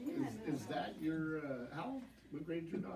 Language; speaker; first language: English; native; English